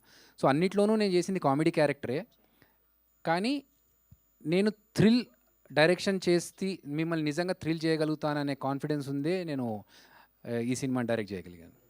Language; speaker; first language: Telugu; native; Telugu